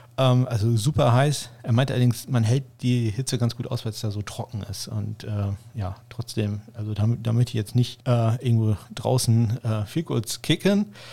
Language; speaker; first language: German; native; German